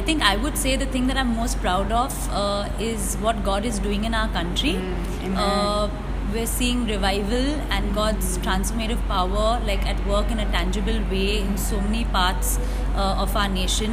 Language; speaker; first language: English; non-native, local second language; Bangla